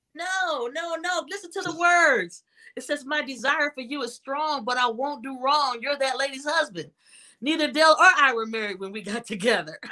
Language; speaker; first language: English; native; English